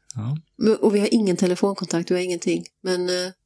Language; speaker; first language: Swedish; native; Swedish